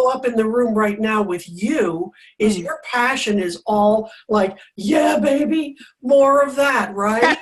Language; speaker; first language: English; native; English